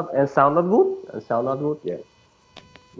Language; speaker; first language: English; non-native, learner; Vietnamese